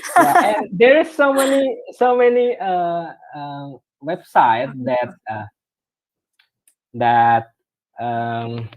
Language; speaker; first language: English; non-native, learner; Indonesian